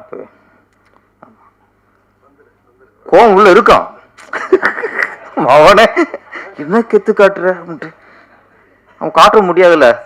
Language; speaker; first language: Tamil; native; Tamil